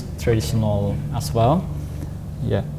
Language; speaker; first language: English; non-native, fluent; Khmer